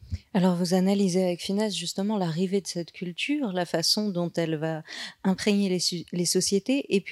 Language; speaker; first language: French; native; French